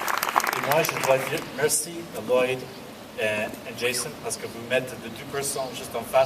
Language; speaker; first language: French; non-native, learner; English